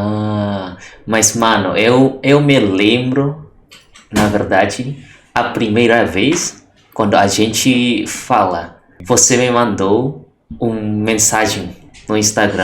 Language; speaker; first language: Portuguese; non-native, learner; Indonesian